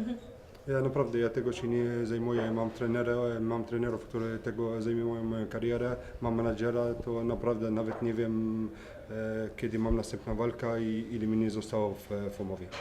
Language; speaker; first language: Polish; non-native, learner; French